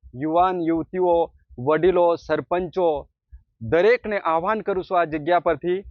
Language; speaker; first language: Gujarati; non-native, local second language; Bhili